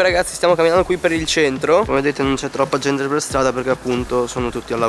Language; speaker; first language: Italian; native; Italian